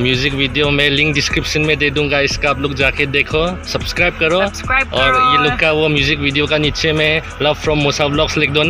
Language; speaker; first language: Hindi; non-native, learner; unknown